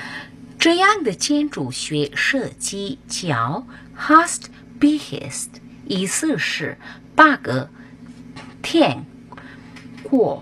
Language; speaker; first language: Chinese; non-native, fluent; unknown